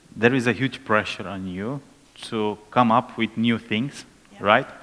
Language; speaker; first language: English; non-native, fluent; Romanian